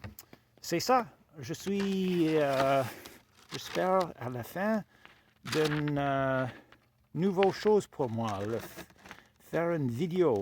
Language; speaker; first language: French; non-native, fluent; English